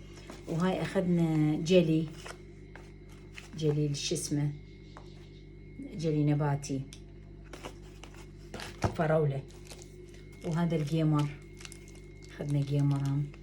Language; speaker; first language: Arabic; native; Arabic